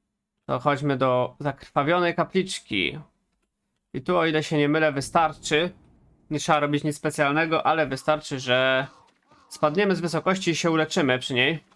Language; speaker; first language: Polish; native; Polish